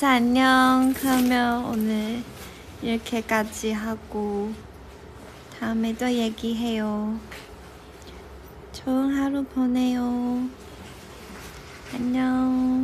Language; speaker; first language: Korean; non-native, local second language; Chinese